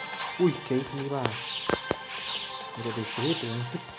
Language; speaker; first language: Spanish; native; Spanish